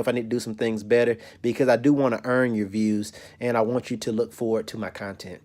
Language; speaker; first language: English; native; English